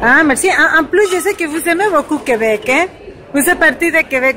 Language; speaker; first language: French; native; French